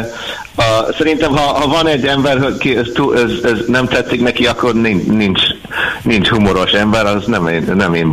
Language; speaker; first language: Hungarian; non-native, learner; English